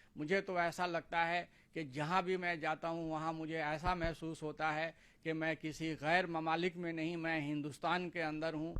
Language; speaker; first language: Urdu; native; Urdu